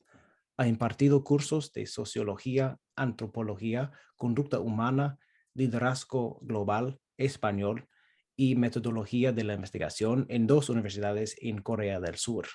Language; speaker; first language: Spanish; non-native, fluent; English